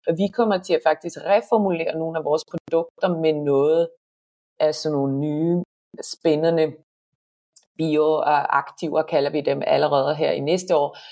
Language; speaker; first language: Danish; non-native, fluent; Finnish